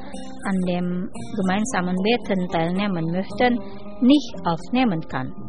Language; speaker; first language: German; non-native, fluent; Indonesian